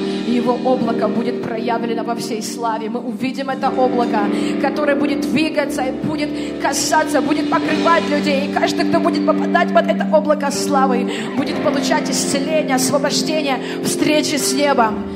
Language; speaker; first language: Russian; native; Russian